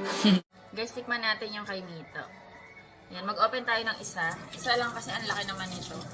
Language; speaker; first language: Filipino; native; Filipino